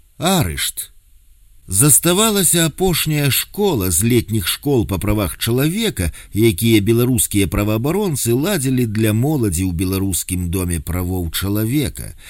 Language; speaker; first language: Belarusian; native; Belarusian